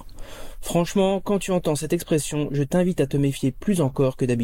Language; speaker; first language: French; native; French